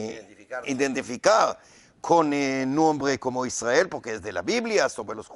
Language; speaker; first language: Spanish; non-native, learner; Hebrew